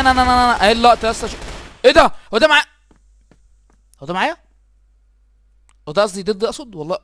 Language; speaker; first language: Arabic; native; Arabic